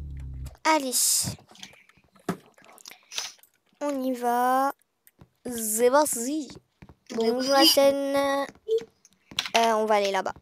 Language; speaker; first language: French; native; French